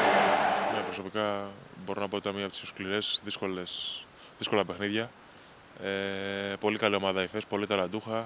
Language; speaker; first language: Greek; native; Greek